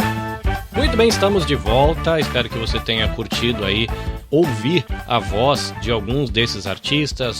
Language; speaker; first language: Portuguese; native; Portuguese